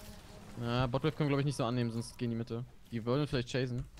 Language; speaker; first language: German; native; German